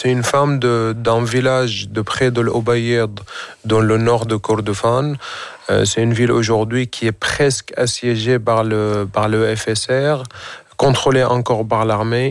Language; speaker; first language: French; non-native, fluent; Arabic